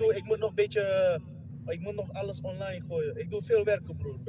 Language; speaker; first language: Dutch; non-native, learner; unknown